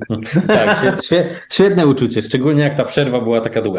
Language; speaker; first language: Polish; native; Polish